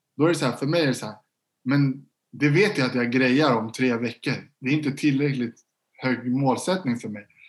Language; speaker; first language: Swedish; native; Swedish